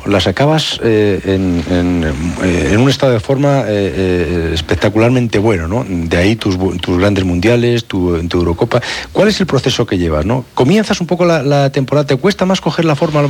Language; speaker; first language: Spanish; native; Spanish